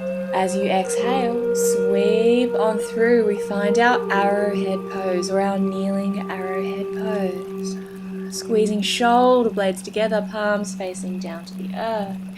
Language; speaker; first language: English; native; English